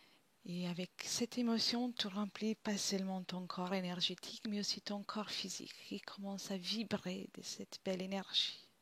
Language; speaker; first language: French; non-native, fluent; Italian